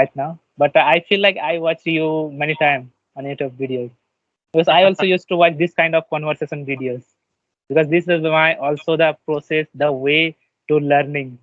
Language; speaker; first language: English; non-native, learner; Bangla